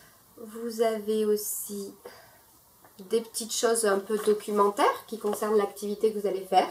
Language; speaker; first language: French; native; French